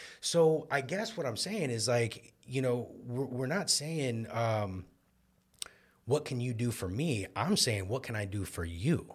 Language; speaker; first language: English; native; English